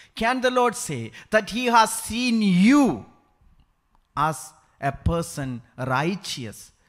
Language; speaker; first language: English; non-native, local second language; Malayalam